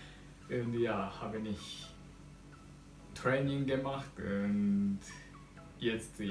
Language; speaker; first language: German; non-native, learner; Japanese